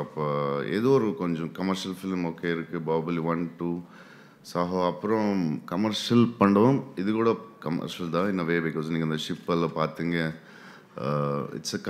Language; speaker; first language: Tamil; non-native, learner; Telugu